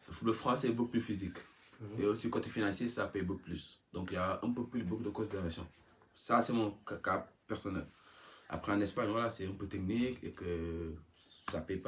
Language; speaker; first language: French; non-native, local second language; Wolof